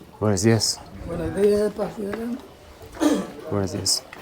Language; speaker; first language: Spanish; non-native, learner; Turkish